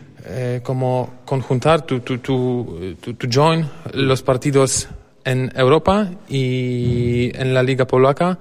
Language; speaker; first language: Spanish; non-native, fluent; Polish